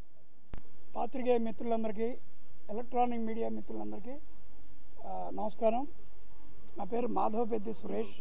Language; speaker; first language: Telugu; native; Telugu